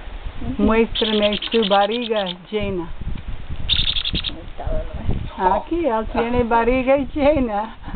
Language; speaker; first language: Spanish; non-native, learner; English